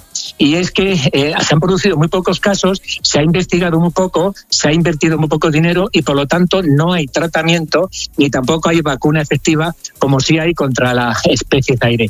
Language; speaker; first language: Spanish; native; Spanish